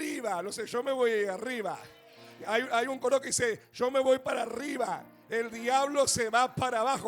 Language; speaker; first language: Spanish; native; Spanish